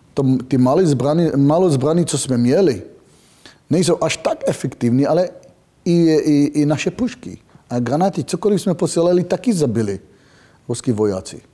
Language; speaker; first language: Czech; non-native, fluent; Hebrew